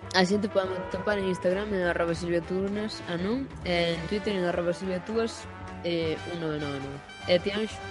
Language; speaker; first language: Galician; non-native, local second language; Spanish